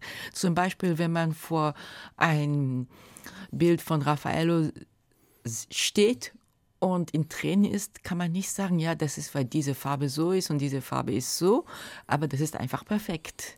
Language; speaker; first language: German; non-native, fluent; Japanese